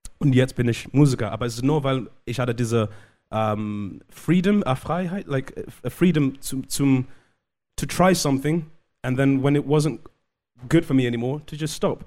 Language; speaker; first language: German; non-native, learner; Shona